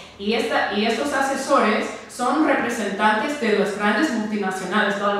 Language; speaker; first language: Spanish; non-native, fluent; English